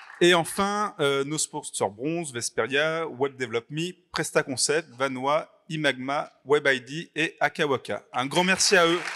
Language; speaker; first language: French; native; French